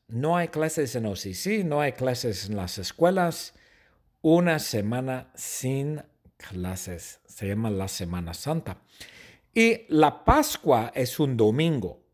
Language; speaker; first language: Spanish; non-native, fluent; English